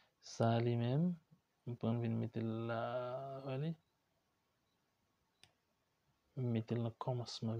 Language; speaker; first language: French; non-native, learner; Haitian Creole